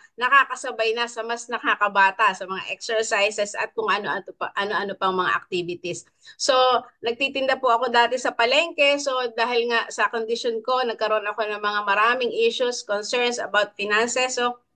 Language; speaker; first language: Filipino; native; Filipino